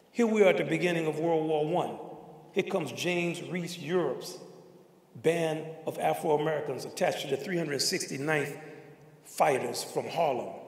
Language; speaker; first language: English; native; English